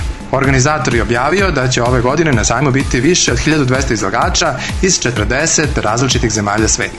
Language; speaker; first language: Serbian; native; Serbian